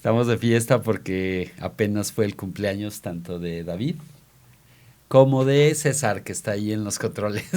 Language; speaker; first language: Spanish; native; Spanish